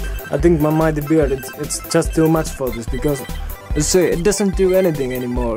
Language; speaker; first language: English; non-native, fluent; Finnish